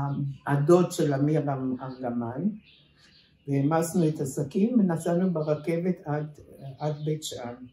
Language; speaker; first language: Hebrew; early bilingual, other home language; German